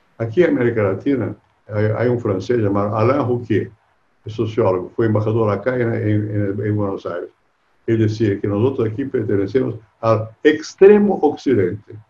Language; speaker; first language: Spanish; non-native, fluent; Portuguese